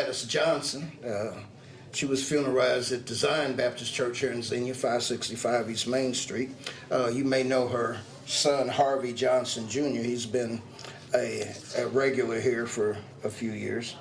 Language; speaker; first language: English; native; English